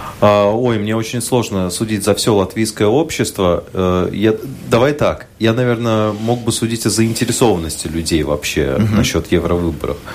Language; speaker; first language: Russian; native; Russian